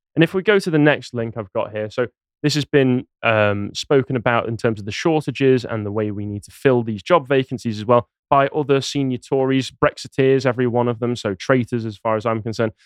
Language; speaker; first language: English; native; English